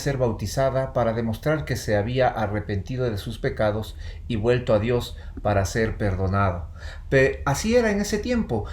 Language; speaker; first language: Spanish; native; Spanish